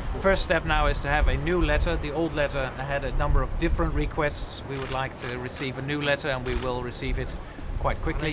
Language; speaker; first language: English; non-native, fluent; Dutch